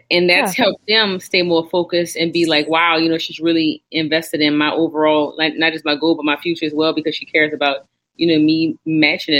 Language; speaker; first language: English; native; English